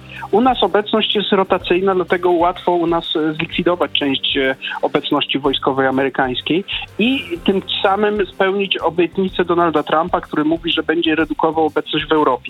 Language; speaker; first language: Polish; native; Polish